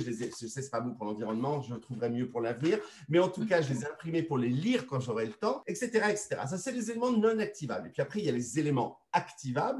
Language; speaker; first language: French; native; French